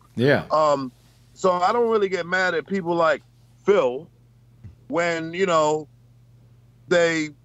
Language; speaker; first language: English; native; English